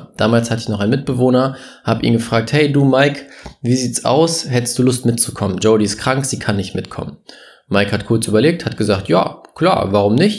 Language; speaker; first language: German; native; German